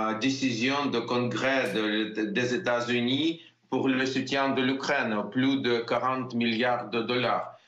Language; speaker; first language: French; non-native, learner; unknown